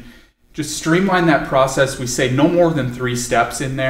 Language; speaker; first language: English; native; English